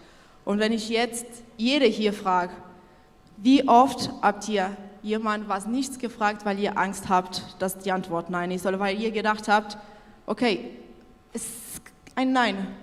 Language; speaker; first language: German; non-native, local second language; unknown